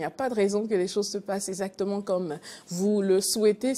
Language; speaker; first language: French; non-native, local second language; Fon